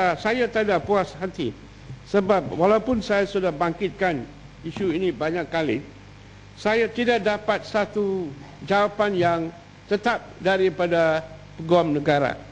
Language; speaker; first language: Malay; non-native, local second language; Tamil